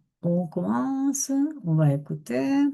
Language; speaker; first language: French; non-native, fluent; Spanish